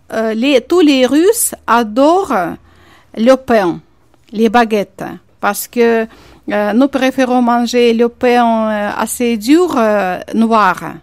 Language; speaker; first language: French; non-native, fluent; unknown